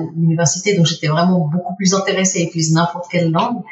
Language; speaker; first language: French; early bilingual, other home language; Spanish